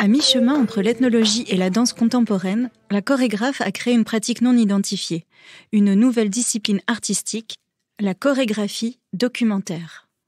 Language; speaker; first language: French; native; French